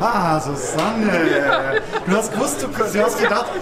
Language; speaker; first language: German; native; German